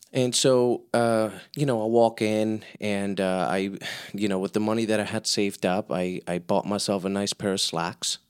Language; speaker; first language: English; early bilingual, other home language; Spanish